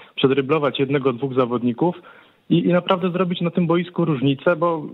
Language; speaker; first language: Polish; native; Polish